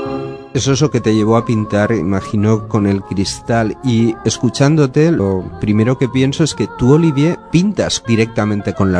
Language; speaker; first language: Spanish; native; Spanish